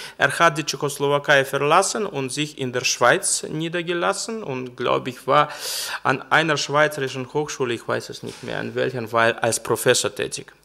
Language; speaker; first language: German; non-native, fluent; Russian